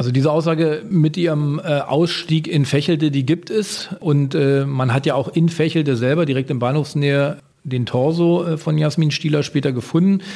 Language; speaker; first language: German; native; German